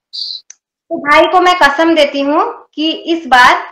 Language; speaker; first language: Hindi; non-native, local second language; Odia